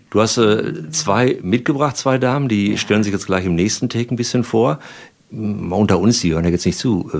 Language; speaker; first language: German; native; German